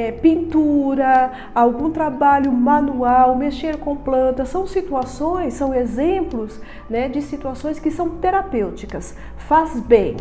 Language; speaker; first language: Portuguese; native; Portuguese